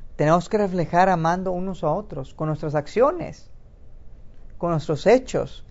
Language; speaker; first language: Spanish; native; Spanish